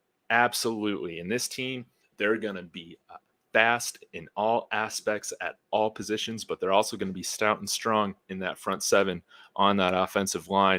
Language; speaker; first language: English; native; English